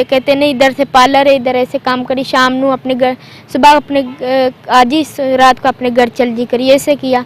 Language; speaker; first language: Hindi; non-native, local second language; Punjabi